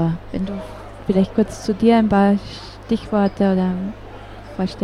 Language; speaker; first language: German; native; German